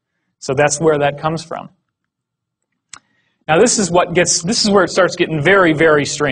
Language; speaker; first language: English; native; English